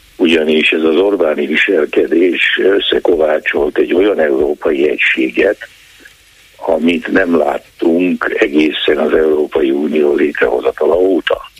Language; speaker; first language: Hungarian; native; Hungarian